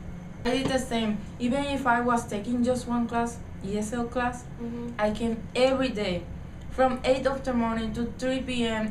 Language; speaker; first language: English; non-native, learner; Spanish